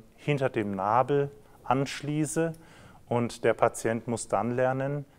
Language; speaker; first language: German; native; German